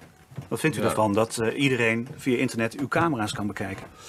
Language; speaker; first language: Dutch; native; Dutch